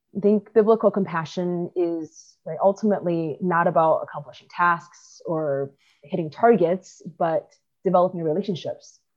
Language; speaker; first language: English; early bilingual, other home language; Chinese